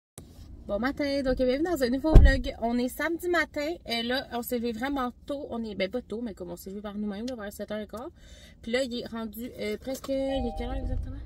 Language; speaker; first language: French; native; French